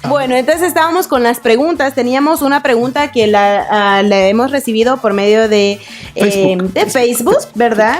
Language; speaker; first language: Spanish; native; Spanish